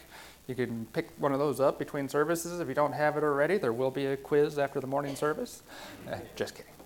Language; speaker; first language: English; native; English